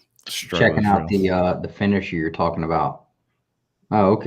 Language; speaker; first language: English; native; English